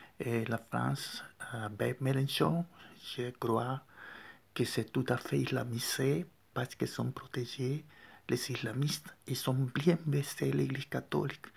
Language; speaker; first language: French; non-native, learner; Spanish